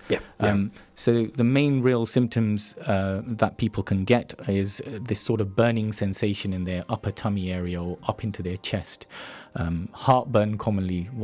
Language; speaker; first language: English; native; English